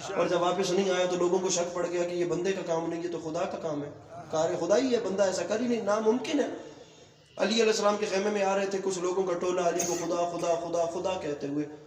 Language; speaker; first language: Urdu; non-native, local second language; Punjabi